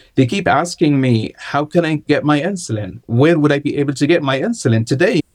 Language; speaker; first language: English; non-native, fluent; Arabic